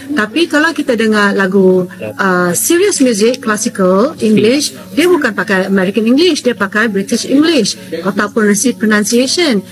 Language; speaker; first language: Malay; native; Malay